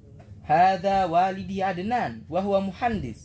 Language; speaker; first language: Arabic; non-native, learner; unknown